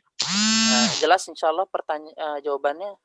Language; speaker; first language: Indonesian; native; Indonesian